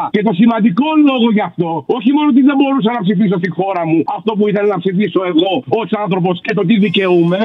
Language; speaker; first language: Greek; non-native, fluent; Arabic